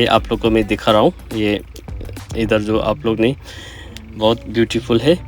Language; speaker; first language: Hindi; non-native, learner; Nepali